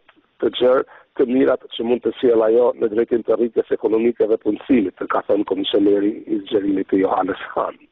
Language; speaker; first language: Albanian; native; Albanian